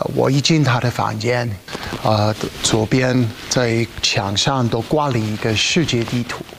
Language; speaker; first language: Chinese; non-native, fluent; English